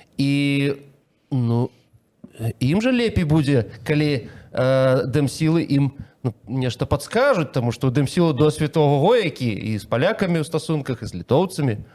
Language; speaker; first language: Belarusian; non-native, local second language; Russian